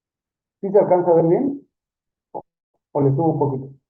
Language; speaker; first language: Spanish; native; Spanish